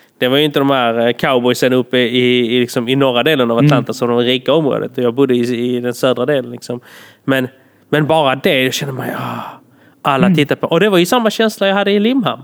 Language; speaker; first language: Swedish; early bilingual, other home language; Polish